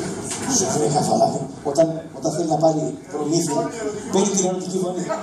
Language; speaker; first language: Greek; native; Greek